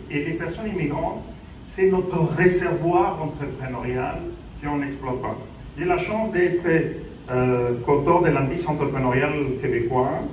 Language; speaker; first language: French; non-native, fluent; Spanish